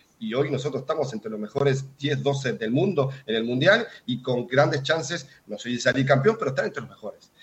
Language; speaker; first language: Spanish; native; Spanish